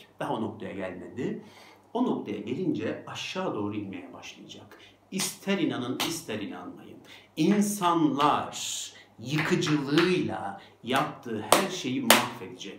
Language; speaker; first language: Turkish; native; Turkish